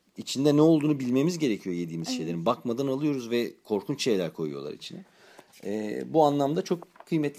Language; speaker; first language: Turkish; native; Turkish